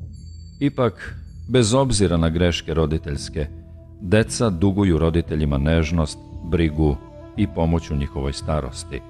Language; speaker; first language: Serbian; native; Serbian